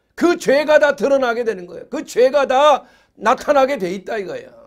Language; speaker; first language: Korean; native; Korean